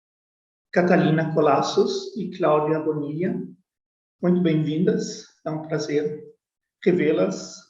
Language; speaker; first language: Portuguese; non-native, fluent; Spanish